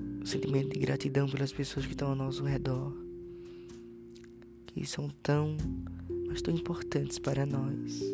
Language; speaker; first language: Portuguese; native; Portuguese